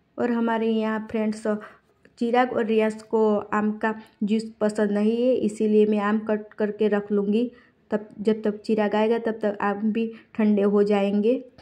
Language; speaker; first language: Hindi; non-native, local second language; Gujarati